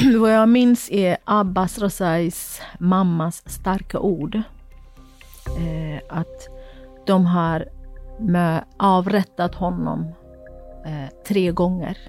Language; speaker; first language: Swedish; non-native, fluent; Kurdish